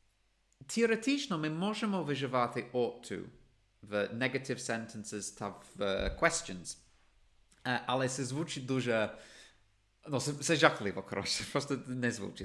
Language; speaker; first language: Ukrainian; non-native, fluent; English